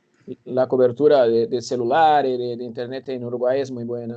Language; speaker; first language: Spanish; non-native, fluent; Portuguese